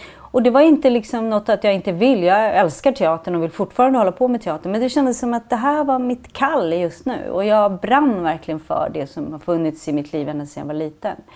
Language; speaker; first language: Swedish; native; Swedish